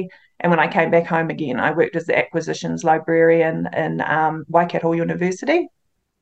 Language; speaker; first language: English; native; English